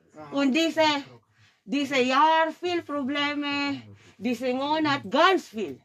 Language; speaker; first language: German; non-native, learner; Filipino